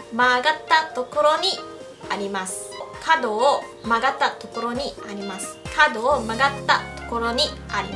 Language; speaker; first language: Japanese; non-native, local second language; Chinese